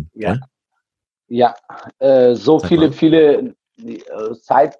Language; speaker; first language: German; native; German